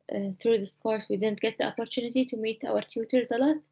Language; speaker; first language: English; non-native, fluent; Arabic